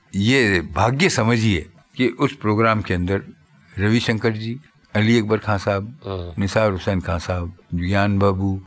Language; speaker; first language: Hindi; native; Hindi